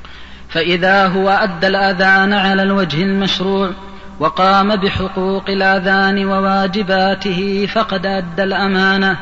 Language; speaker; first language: Arabic; native; Arabic